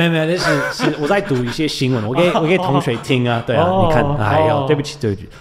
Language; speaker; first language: Chinese; non-native, fluent; English